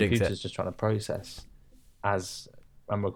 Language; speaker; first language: English; native; English